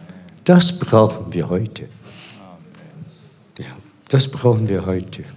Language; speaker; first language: German; non-native, fluent; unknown